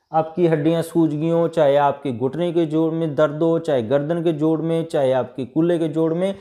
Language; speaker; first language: Hindi; native; Hindi